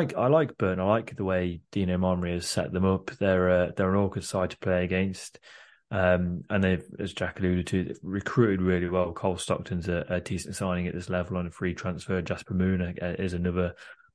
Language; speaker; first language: English; native; English